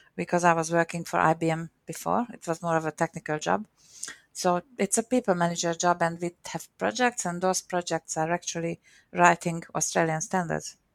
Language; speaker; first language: English; non-native, fluent; Hungarian